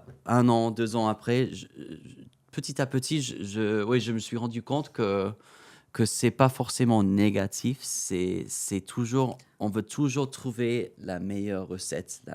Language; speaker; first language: French; non-native, fluent; English